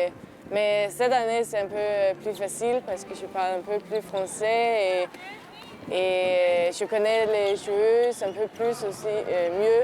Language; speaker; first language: French; non-native, learner; Danish